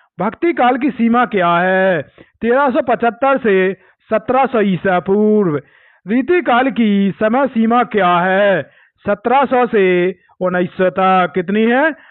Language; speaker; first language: Hindi; native; Hindi